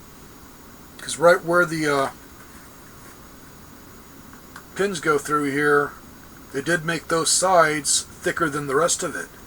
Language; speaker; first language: English; native; English